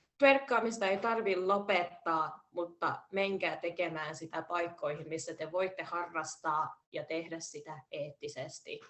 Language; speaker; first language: Finnish; early bilingual, heritage; Finnish